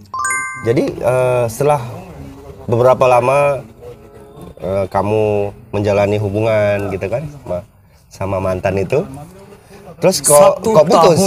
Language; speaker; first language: Indonesian; native; Indonesian